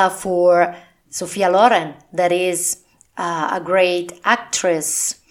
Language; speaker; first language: English; non-native, fluent; Italian